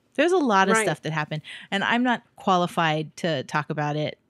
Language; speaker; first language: English; native; English